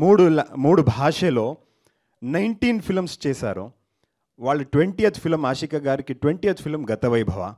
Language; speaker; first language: Telugu; non-native, learner; Kannada